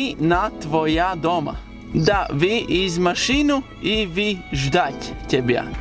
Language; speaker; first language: Russian; non-native, learner; Latvian